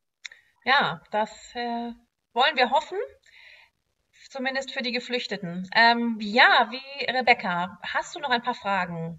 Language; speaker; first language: German; native; German